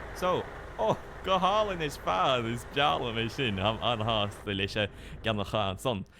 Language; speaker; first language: Irish; native; Irish